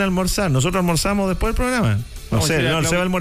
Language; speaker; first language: Spanish; native; Spanish